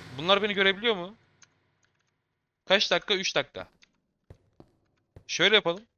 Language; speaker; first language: Turkish; native; Turkish